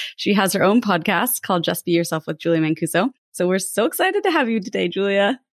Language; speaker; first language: English; native; English